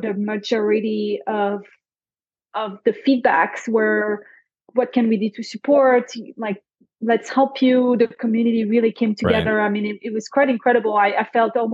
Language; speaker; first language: English; non-native, fluent; French